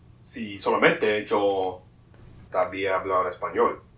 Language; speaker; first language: Spanish; non-native, learner; English